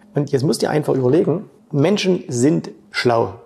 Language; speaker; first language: German; native; German